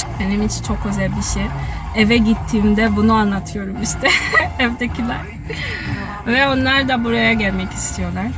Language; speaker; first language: Turkish; non-native, fluent; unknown